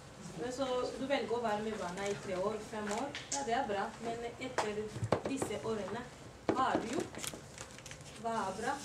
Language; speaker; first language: Norwegian; non-native, learner; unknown